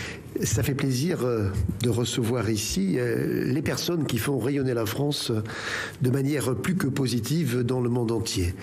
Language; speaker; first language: French; native; French